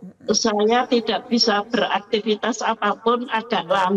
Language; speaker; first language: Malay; non-native, local second language; Javanese